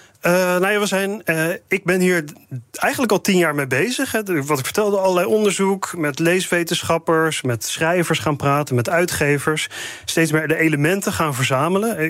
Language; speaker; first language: Dutch; native; Dutch